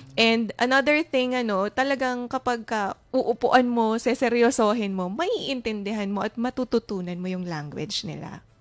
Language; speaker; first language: Filipino; native; Filipino